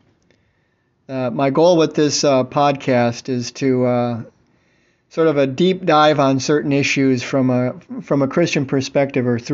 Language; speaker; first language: English; native; English